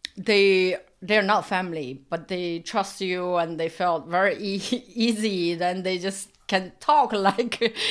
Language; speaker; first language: English; non-native, fluent; Chinese